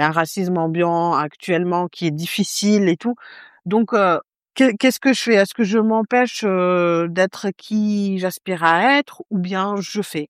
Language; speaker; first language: French; non-native, local second language; Arabic